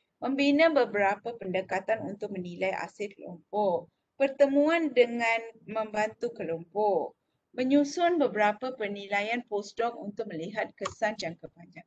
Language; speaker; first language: Malay; non-native, local second language; Tamil